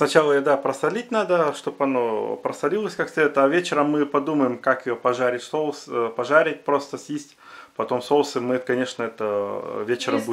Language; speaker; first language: Russian; native; Russian